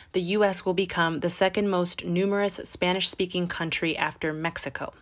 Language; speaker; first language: English; early bilingual, other home language; Spanish